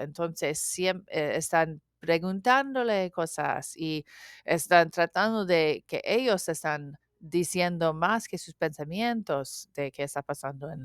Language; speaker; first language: Spanish; non-native, learner; English